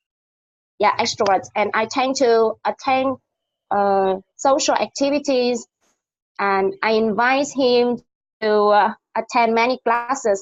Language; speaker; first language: English; non-native, learner; Vietnamese